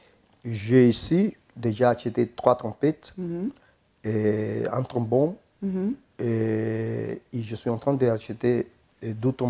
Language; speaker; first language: French; non-native, fluent; Spanish